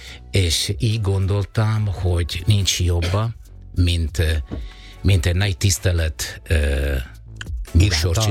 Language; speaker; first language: Hungarian; non-native, fluent; Italian